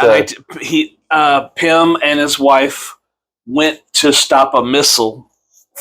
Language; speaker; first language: English; native; English